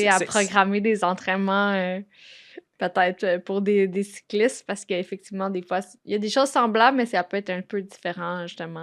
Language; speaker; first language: French; native; French